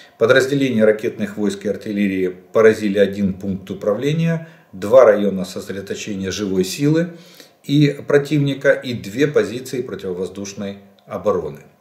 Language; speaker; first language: Russian; native; Russian